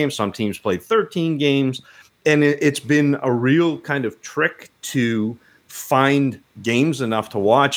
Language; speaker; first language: English; native; English